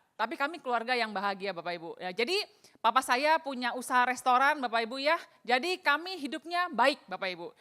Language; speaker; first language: Indonesian; native; Indonesian